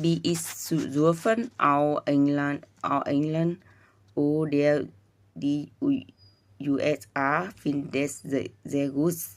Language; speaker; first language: German; non-native, learner; Vietnamese